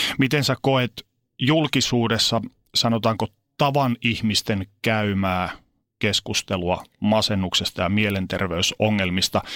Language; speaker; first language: Finnish; native; Finnish